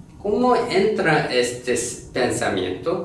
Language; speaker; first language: Spanish; non-native, learner; Korean